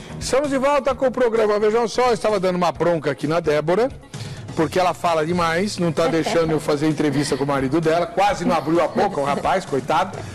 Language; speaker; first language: Portuguese; native; Portuguese